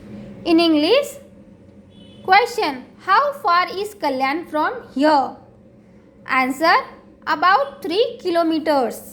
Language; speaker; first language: English; non-native, local second language; Hindi